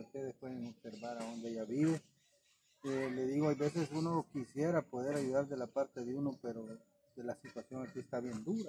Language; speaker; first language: Spanish; native; Spanish